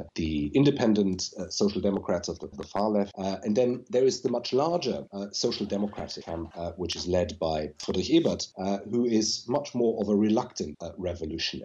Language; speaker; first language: English; non-native, fluent; German